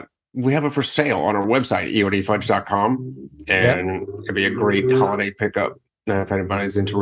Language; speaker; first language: English; native; English